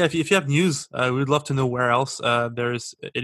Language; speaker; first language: English; native; English